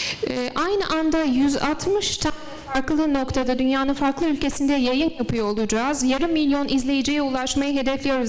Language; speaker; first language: Turkish; native; Turkish